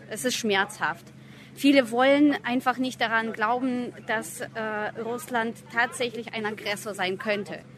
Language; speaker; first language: German; non-native, fluent; Russian